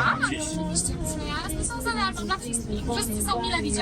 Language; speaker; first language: Polish; native; Polish